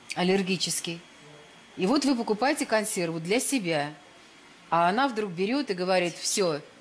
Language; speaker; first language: Russian; native; Russian